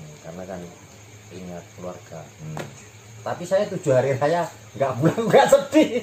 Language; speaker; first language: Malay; non-native, local second language; Javanese